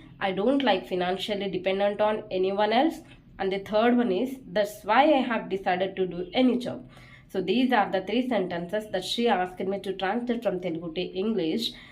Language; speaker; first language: English; non-native, local second language; Telugu